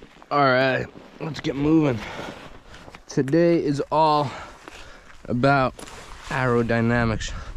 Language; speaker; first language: English; non-native, fluent; Finnish